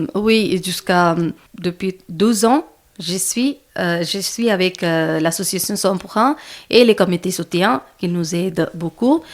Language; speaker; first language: French; non-native, learner; Malayalam